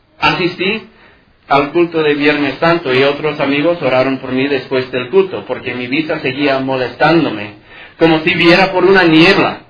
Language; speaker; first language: Spanish; non-native, fluent; English